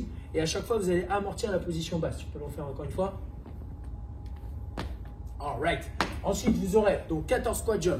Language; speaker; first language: French; native; French